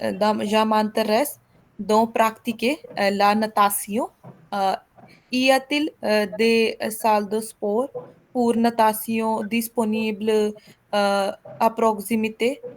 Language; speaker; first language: French; non-native, learner; Hindi